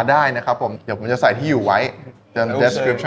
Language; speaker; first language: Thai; native; Thai